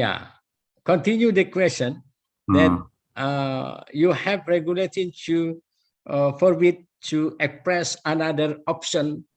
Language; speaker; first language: English; non-native, learner; Indonesian